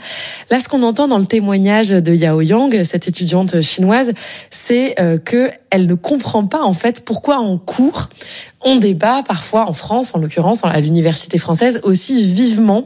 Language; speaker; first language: French; native; French